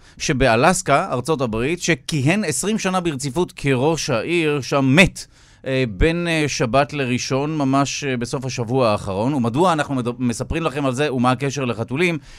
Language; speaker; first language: Hebrew; native; Hebrew